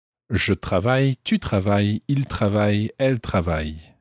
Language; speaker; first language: French; non-native, fluent; English